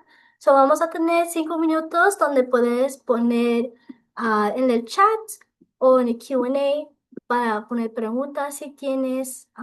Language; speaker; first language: Spanish; non-native, local second language; English